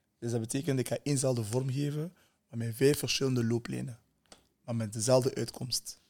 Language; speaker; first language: Dutch; native; Dutch